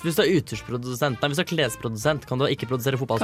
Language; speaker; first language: Norwegian; native; Norwegian